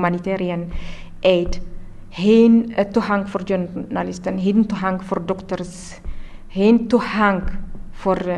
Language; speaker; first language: Dutch; non-native, learner; Tigrinya